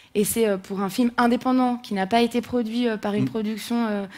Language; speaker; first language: French; native; French